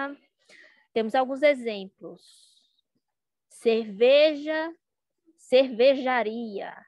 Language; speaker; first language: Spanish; non-native, learner; Portuguese